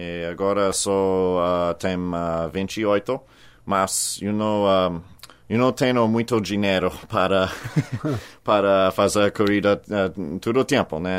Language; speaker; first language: Portuguese; non-native, learner; English